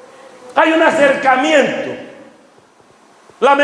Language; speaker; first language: Spanish; native; Spanish